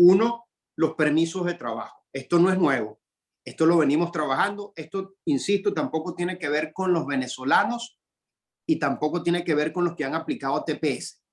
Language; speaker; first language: Spanish; native; Spanish